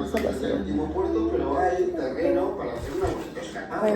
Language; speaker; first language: Spanish; native; Spanish